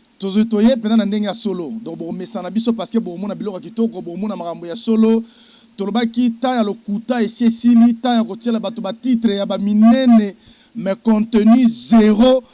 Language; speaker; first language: Lingala; native; Lingala